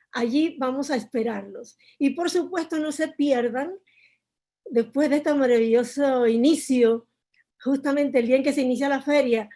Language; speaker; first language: Spanish; native; Spanish